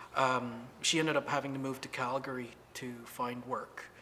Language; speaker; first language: English; native; English